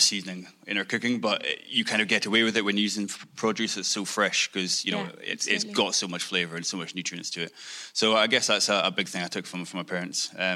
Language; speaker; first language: English; native; English